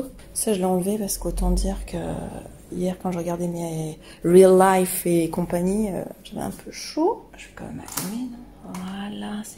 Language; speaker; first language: French; native; French